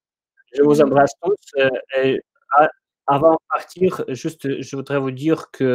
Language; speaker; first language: French; non-native, fluent; Ukrainian